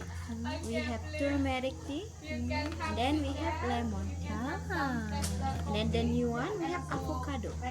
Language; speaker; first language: English; non-native, learner; Indonesian